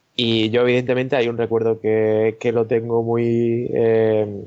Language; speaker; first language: Spanish; native; Spanish